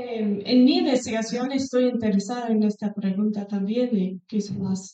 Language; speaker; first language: Spanish; non-native, fluent; English